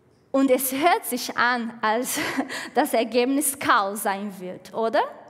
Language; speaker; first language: German; non-native, fluent; Portuguese